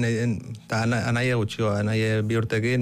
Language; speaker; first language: Basque; early bilingual, other home language; Arabic